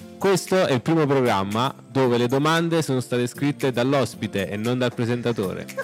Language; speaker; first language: Italian; native; Italian